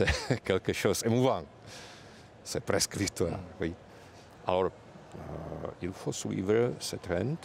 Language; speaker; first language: French; non-native, fluent; Czech